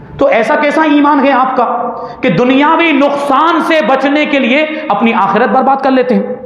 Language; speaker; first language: Urdu; native; Urdu